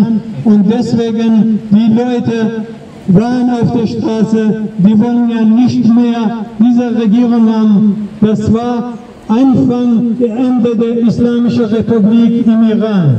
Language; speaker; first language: German; non-native, learner; Persian